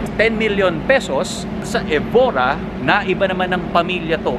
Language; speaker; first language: Filipino; native; Filipino